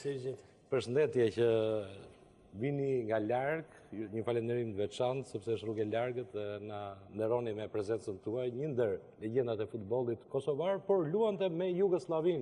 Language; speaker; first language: Albanian; native; Albanian